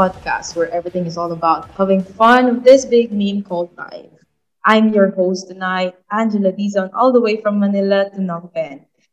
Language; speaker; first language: English; non-native, local second language; Filipino